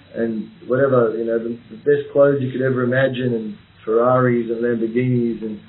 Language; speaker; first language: English; native; English